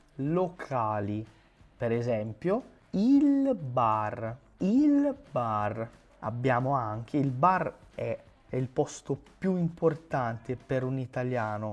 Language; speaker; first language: Italian; non-native, fluent; Portuguese